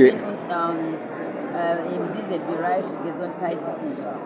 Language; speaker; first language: German; non-native, learner; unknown